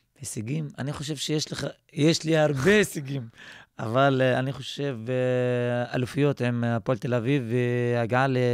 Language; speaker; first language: Hebrew; non-native, local second language; Arabic